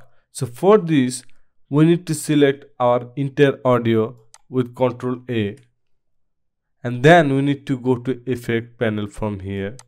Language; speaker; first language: English; non-native, learner; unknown